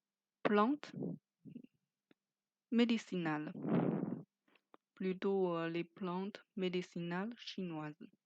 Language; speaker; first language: French; non-native, fluent; Chinese